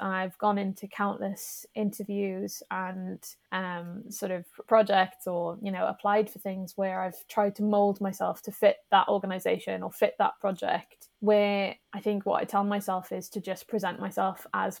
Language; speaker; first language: English; native; English